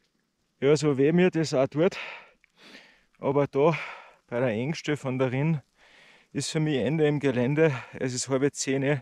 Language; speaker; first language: German; native; German